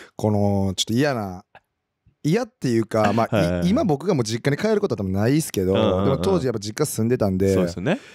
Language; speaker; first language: Japanese; native; Japanese